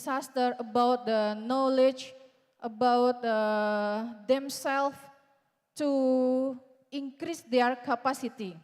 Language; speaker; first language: English; non-native, learner; Indonesian